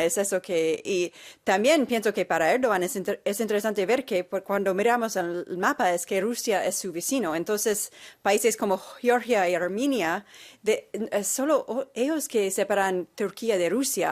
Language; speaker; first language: Spanish; non-native, fluent; English